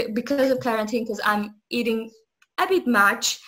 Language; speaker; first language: English; non-native, learner; Azerbaijani